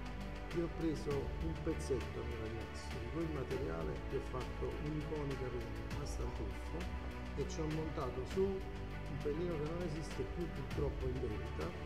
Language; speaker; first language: Italian; native; Italian